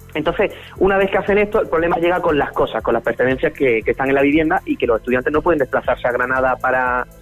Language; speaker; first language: Spanish; native; Spanish